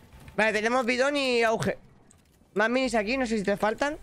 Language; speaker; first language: Spanish; native; Spanish